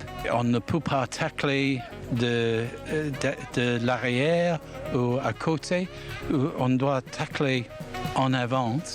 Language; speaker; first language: French; non-native, learner; English